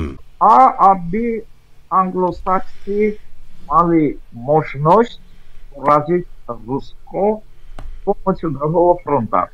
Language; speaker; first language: Slovak; non-native, fluent; Armenian